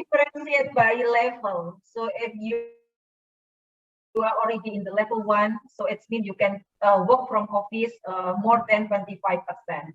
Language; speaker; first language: English; non-native, fluent; Indonesian